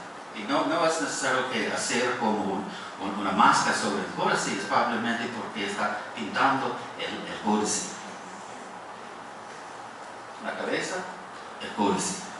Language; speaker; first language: Spanish; non-native, fluent; English